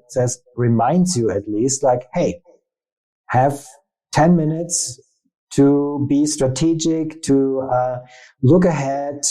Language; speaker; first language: English; non-native, fluent; German